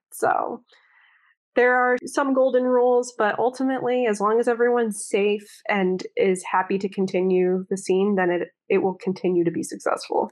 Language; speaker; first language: English; native; English